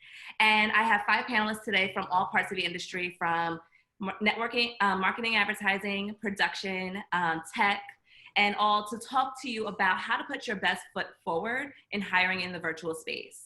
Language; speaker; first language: English; native; English